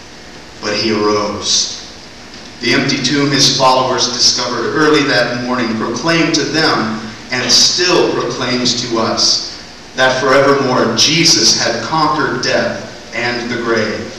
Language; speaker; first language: English; native; English